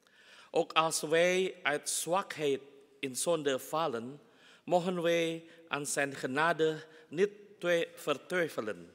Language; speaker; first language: Dutch; non-native, fluent; Indonesian